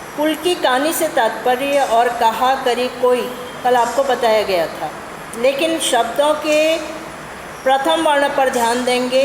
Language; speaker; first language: Hindi; native; Hindi